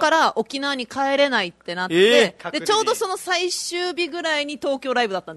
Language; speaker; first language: Japanese; native; Japanese